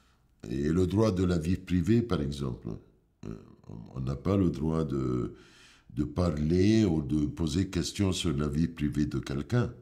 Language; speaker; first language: French; non-native, fluent; Arabic